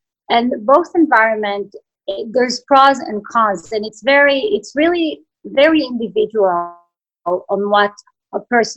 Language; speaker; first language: English; non-native, fluent; Hebrew